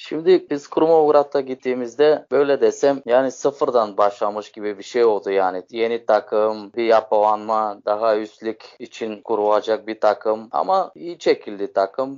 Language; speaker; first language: Turkish; native; Turkish